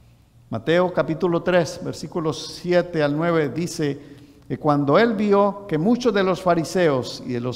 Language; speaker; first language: Spanish; native; Spanish